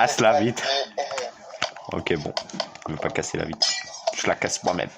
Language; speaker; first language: French; native; French